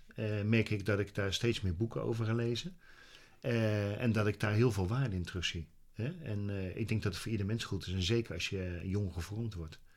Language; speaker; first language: Dutch; native; Dutch